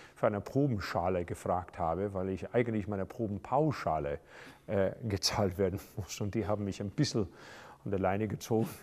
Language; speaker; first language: German; non-native, fluent; English